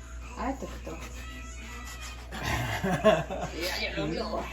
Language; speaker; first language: Russian; early bilingual, heritage; English